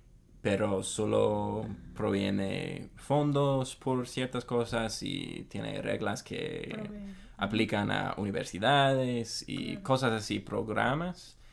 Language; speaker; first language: Spanish; non-native, fluent; English